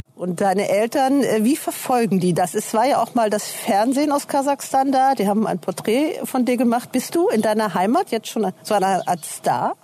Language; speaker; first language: German; native; German